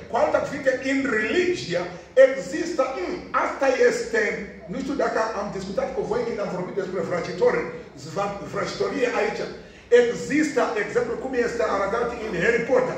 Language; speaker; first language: Romanian; non-native, fluent; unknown